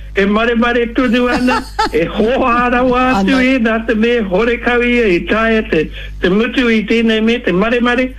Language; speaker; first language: Māori; native; Māori